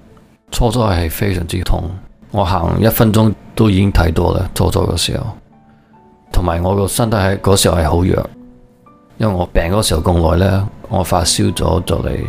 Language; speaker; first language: Cantonese; early bilingual, heritage; Cantonese